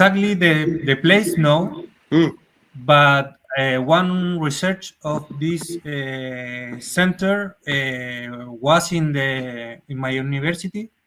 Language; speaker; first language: English; non-native, learner; Spanish